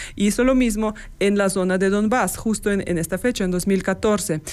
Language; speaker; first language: Spanish; non-native, fluent; Ukrainian